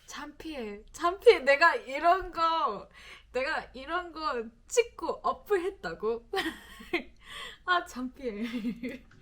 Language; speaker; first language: Korean; non-native, fluent; English